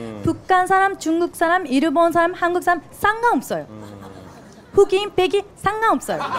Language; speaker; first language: Korean; non-native, fluent; Japanese